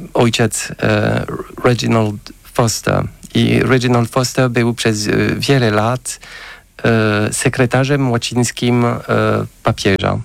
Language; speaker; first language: Polish; non-native, fluent; French